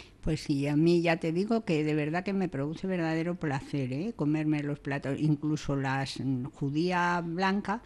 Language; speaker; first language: Spanish; native; Spanish